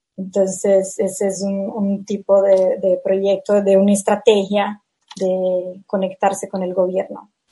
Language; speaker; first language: Spanish; non-native, fluent; Portuguese